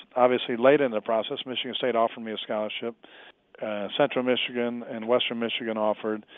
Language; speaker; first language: English; native; English